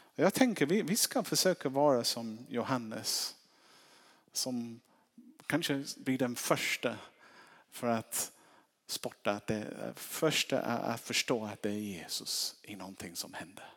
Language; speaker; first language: Swedish; non-native, fluent; English